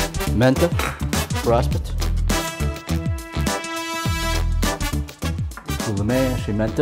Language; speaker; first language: Romanian; non-native, learner; English